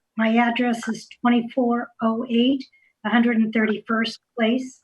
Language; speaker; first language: English; native; English